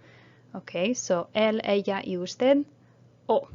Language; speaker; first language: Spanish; non-native, fluent; English